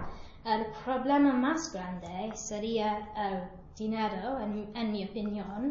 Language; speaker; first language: Spanish; non-native, learner; English